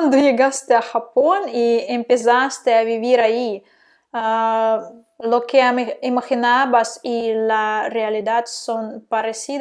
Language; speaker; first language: Spanish; non-native, fluent; Russian